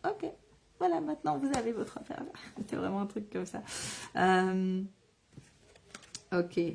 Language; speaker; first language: French; native; French